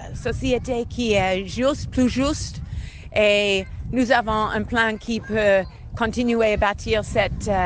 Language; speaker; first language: French; non-native, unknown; English